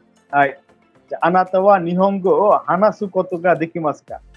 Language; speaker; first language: Japanese; non-native, fluent; Bangla